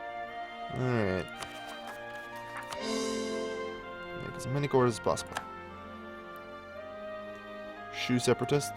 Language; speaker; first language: English; native; English